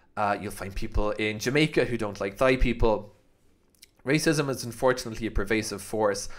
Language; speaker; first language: English; native; English